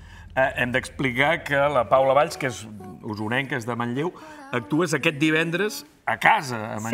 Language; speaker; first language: Catalan; native; Catalan